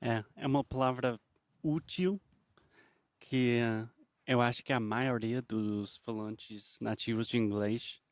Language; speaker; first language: Portuguese; non-native, fluent; English